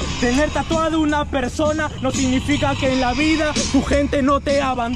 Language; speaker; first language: Spanish; native; Spanish